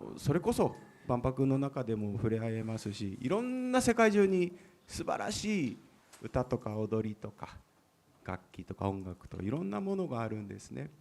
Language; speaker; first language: Japanese; native; Japanese